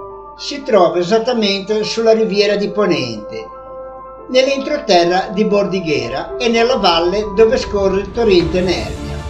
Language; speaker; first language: Italian; native; Italian